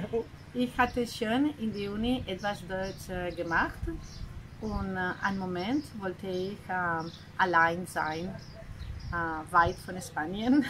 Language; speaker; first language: German; non-native, learner; Spanish